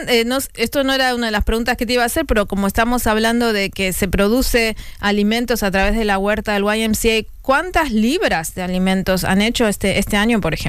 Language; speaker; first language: Spanish; native; Spanish